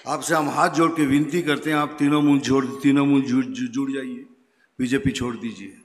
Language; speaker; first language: Hindi; non-native, local second language; Bangla